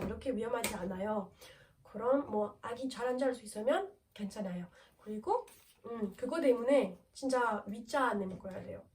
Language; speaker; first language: Korean; non-native, learner; French